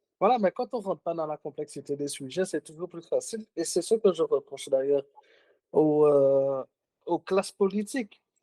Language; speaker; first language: French; native; French